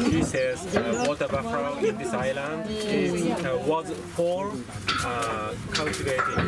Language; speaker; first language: English; non-native, learner; Japanese